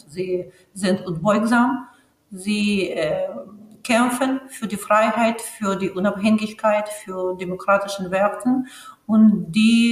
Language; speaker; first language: German; non-native, fluent; Ukrainian